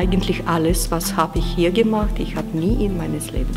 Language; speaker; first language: German; non-native, learner; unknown